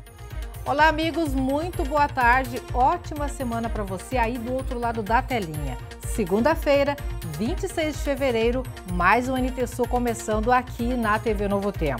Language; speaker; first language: Portuguese; native; Portuguese